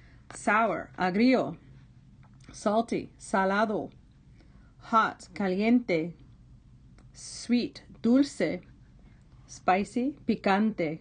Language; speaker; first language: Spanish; non-native, fluent; English